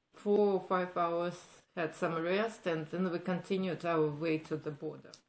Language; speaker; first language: English; non-native, fluent; Ukrainian